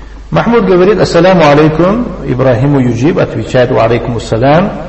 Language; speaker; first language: Arabic; non-native, fluent; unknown